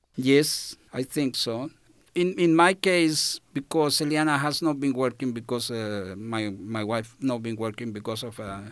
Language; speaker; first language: English; non-native, fluent; Spanish